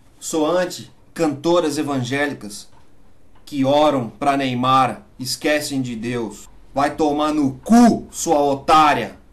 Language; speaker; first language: Portuguese; native; Portuguese